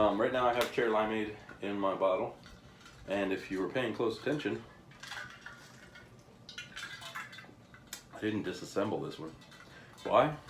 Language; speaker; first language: English; native; English